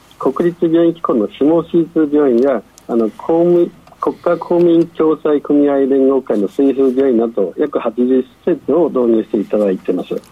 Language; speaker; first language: Japanese; non-native, fluent; Chinese